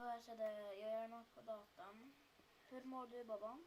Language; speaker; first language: Swedish; early bilingual, other home language; Turkish